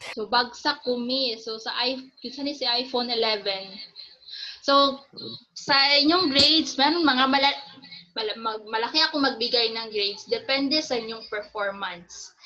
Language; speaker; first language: Filipino; native; Filipino